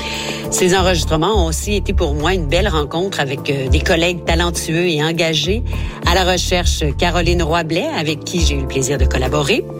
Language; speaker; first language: French; native; French